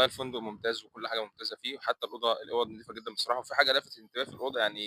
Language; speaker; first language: Arabic; native; Arabic